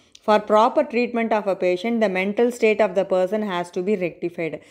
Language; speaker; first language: English; non-native, local second language; Tamil